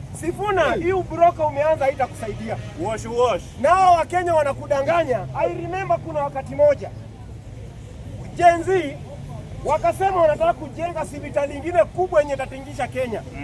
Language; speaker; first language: Swahili; non-native, local second language; Luyia